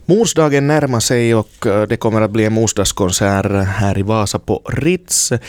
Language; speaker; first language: Swedish; native; Swedish